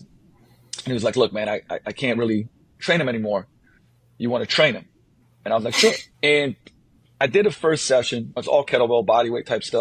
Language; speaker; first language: English; non-native, fluent; Slovenian